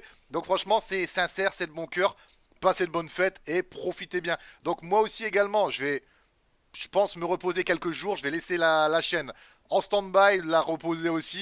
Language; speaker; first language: French; native; French